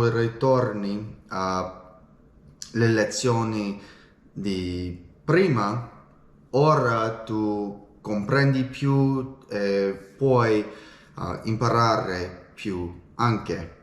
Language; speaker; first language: Italian; non-native, learner; English